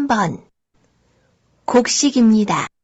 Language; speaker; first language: Korean; non-native, learner; Indonesian